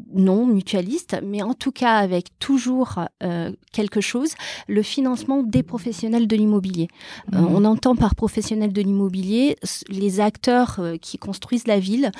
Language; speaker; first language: French; early bilingual, other home language; Portuguese